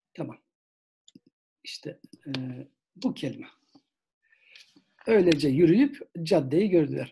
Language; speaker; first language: Turkish; native; Turkish